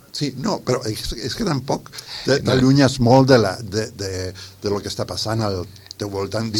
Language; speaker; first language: Catalan; non-native, fluent; Spanish